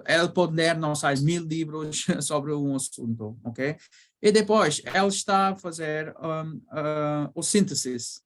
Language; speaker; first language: Portuguese; non-native, learner; Bangla